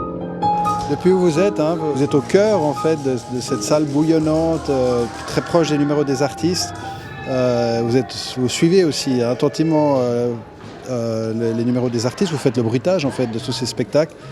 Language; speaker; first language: French; native; French